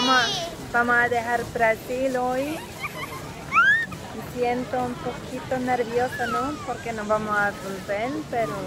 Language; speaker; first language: Spanish; non-native, fluent; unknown